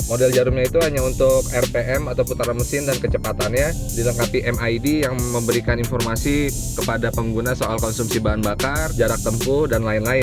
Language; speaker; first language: Indonesian; native; Indonesian